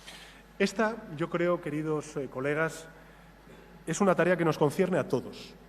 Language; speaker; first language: Spanish; native; Spanish